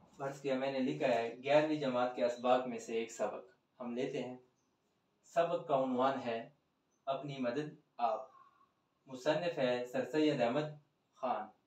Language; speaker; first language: Hindi; non-native, local second language; Punjabi